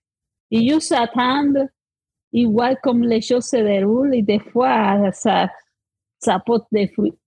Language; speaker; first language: French; non-native, fluent; Spanish